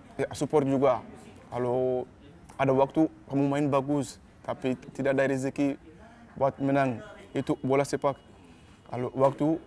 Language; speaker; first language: Malay; non-native, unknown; Bambara